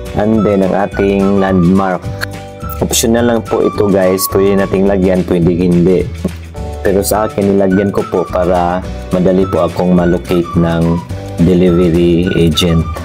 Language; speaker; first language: Filipino; native; Filipino